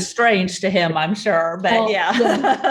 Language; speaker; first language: English; native; English